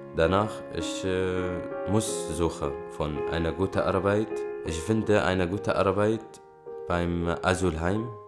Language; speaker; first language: German; non-native, learner; Arabic